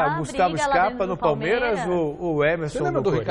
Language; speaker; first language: Portuguese; native; Portuguese